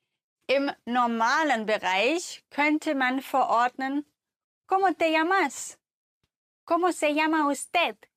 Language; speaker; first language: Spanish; non-native, fluent; German